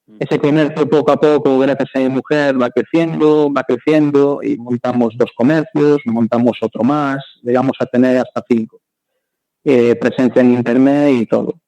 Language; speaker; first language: Spanish; native; Spanish